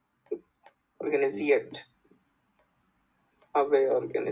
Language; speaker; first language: German; non-native, learner; Bangla